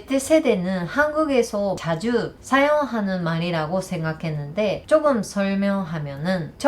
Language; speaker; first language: Korean; non-native, learner; Japanese